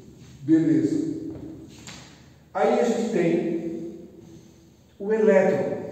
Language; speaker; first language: Portuguese; native; Portuguese